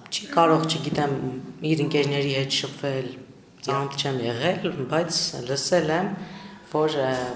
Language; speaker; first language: Armenian; non-native, local second language; Kurdish